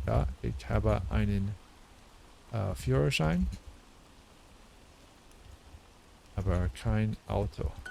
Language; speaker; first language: German; non-native, learner; English